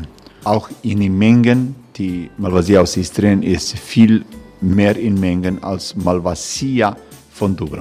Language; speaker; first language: German; non-native, fluent; Croatian